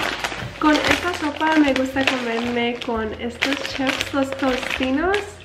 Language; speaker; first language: Spanish; early bilingual, heritage; English